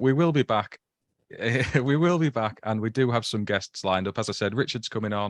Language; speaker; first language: English; native; English